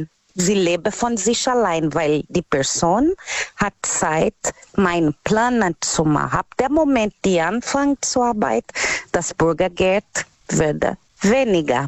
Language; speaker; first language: German; non-native, learner; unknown